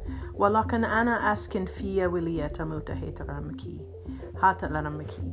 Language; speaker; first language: Arabic; non-native, learner; English